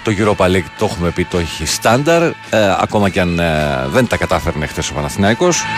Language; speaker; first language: Greek; native; Greek